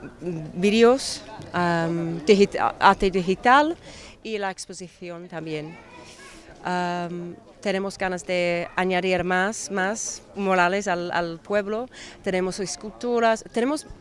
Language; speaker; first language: Spanish; non-native, fluent; English